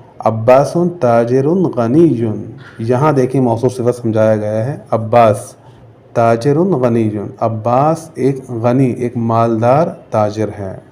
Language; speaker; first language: Urdu; native; Urdu